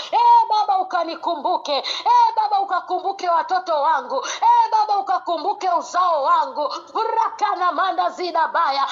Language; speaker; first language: Swahili; native; Swahili